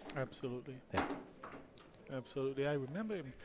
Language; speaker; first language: English; non-native, fluent; Hebrew